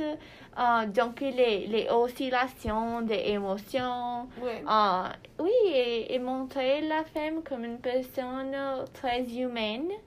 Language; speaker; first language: French; non-native, learner; Portuguese